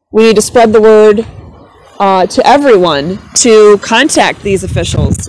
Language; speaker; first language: English; native; English